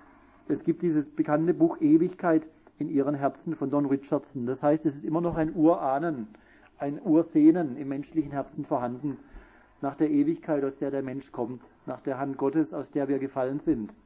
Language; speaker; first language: German; native; German